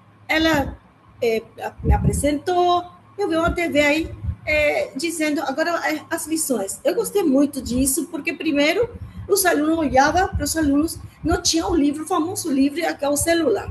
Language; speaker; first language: Portuguese; non-native, learner; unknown